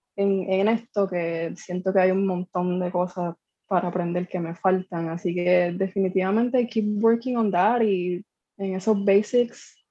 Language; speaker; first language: Spanish; native; Spanish